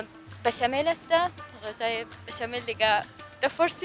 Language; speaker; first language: Persian; non-native, learner; Arabic